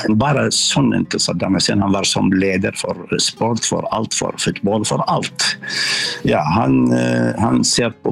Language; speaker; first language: Norwegian; non-native, learner; Arabic